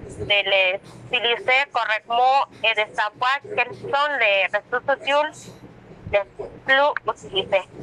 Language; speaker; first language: French; non-native, learner; Spanish